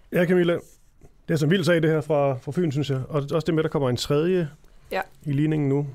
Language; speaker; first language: Danish; native; Danish